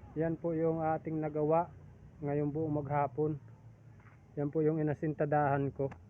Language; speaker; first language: Filipino; native; Filipino